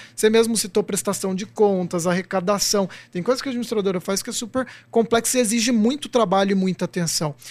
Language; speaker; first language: Portuguese; native; Portuguese